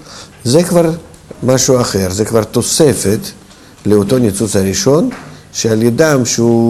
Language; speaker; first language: Hebrew; non-native, fluent; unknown